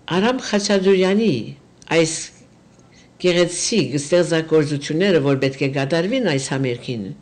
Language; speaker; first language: Armenian; early bilingual, heritage; Armenian